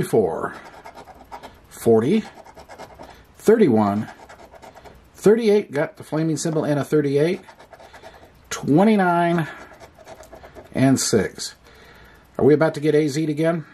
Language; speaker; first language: English; native; English